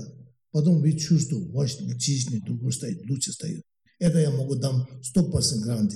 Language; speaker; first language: Russian; non-native, learner; Tibetan